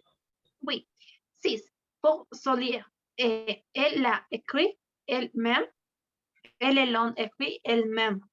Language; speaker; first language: French; non-native, learner; Spanish